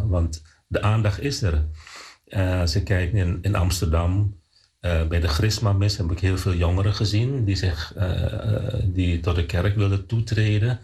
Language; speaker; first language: Dutch; non-native, fluent; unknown